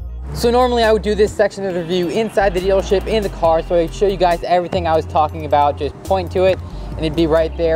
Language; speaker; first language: English; native; English